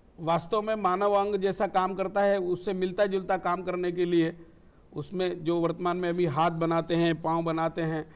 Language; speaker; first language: Hindi; native; Hindi